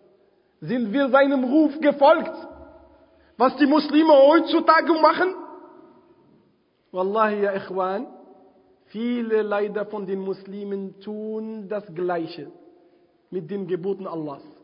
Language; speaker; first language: German; non-native, fluent; Arabic